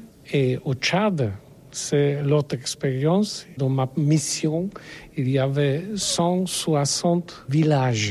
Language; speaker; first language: French; non-native, learner; Polish